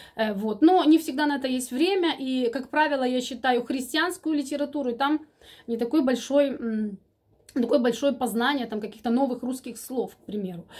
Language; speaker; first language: Russian; native; Russian